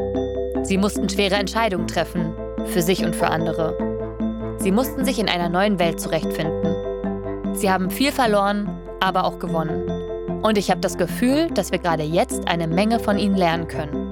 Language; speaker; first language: German; native; German